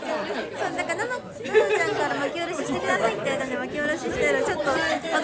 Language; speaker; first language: Japanese; native; Japanese